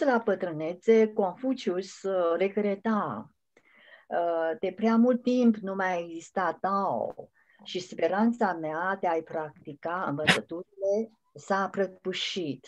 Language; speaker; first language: Romanian; non-native, fluent; Chinese